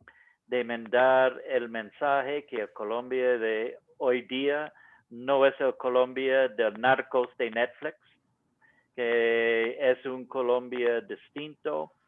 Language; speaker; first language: Spanish; non-native, fluent; English